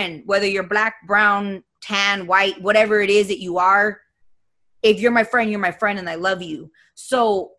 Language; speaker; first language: English; native; English